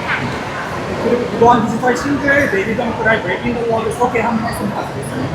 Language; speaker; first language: Korean; non-native, fluent; Thai